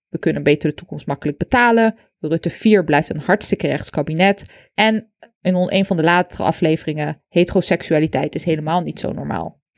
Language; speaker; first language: Dutch; early bilingual, other home language; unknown